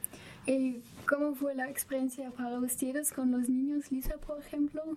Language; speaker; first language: Spanish; non-native, fluent; German